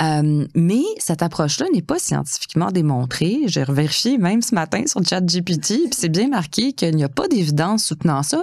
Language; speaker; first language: French; native; French